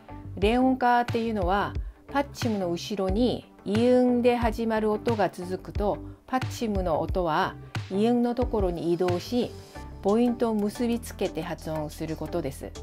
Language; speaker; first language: Japanese; non-native, fluent; Korean